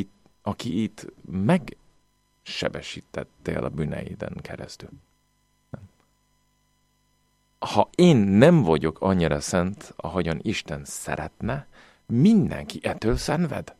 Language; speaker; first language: Hungarian; non-native, fluent; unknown